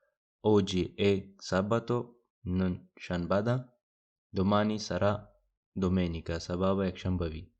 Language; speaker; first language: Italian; non-native, fluent; Pashto